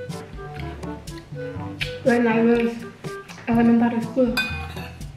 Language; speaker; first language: English; non-native, learner; Indonesian